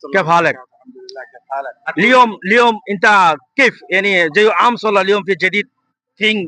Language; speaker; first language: Arabic; non-native, learner; Bangla